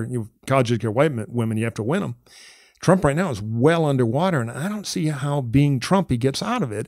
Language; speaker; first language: English; native; English